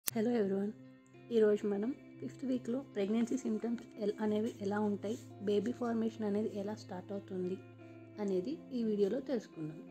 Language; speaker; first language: Telugu; native; Telugu